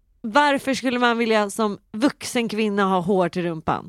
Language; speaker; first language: Swedish; native; Swedish